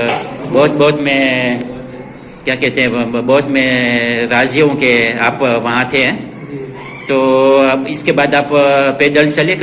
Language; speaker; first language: Hindi; non-native, learner; Gujarati